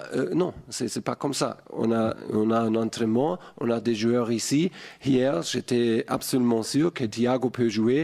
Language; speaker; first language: French; non-native, fluent; German